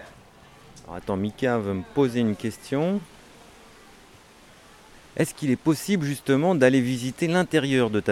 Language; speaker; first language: French; native; French